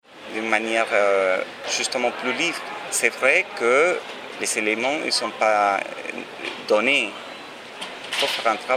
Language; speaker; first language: French; non-native, fluent; Spanish